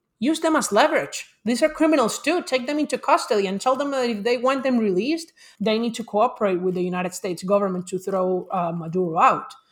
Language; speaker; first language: English; non-native, fluent; Spanish